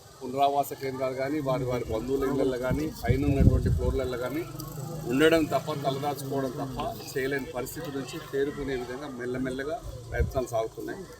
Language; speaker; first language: Telugu; native; Telugu